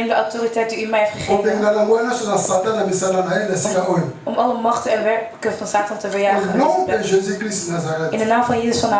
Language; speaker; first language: Dutch; non-native, fluent; Lingala